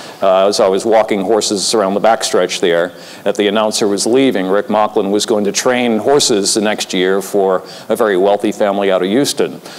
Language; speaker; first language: English; native; English